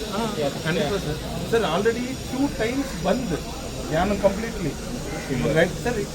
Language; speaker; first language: Tamil; non-native, local second language; Telugu